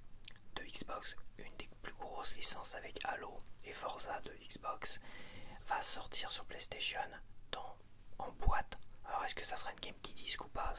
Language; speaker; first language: French; native; French